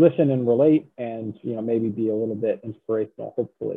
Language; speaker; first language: English; native; English